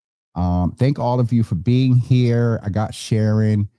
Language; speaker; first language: English; native; English